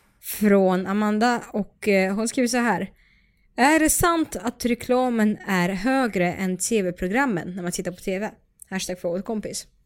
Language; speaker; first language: Swedish; early bilingual, other home language; Russian